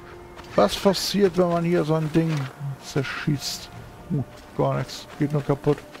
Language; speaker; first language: German; native; German